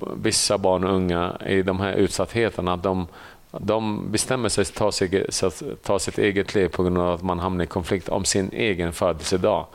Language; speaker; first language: Swedish; early bilingual, other home language; Assyrian Neo-Aramaic